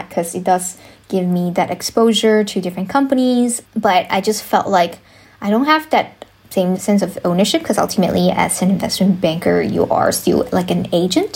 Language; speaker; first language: English; non-native, local second language; Chinese